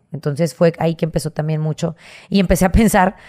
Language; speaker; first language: Spanish; native; Spanish